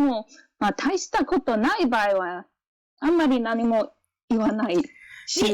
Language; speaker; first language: Japanese; non-native, fluent; English